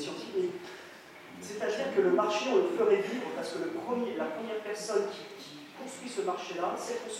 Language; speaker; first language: French; native; French